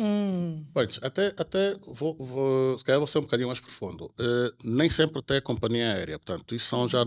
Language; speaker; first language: Portuguese; native; Portuguese